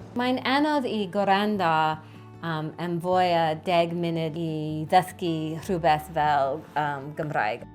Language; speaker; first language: Welsh; non-native, learner; English